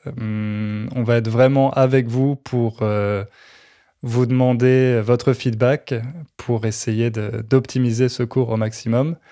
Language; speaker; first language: French; native; French